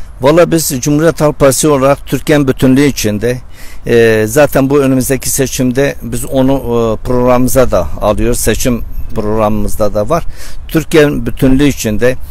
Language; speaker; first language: Turkish; non-native, local second language; Kurdish